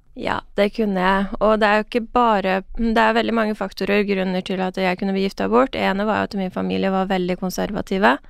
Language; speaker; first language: Norwegian; non-native, fluent; Persian